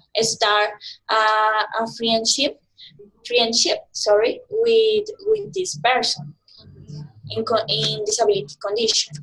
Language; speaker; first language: English; non-native, learner; Spanish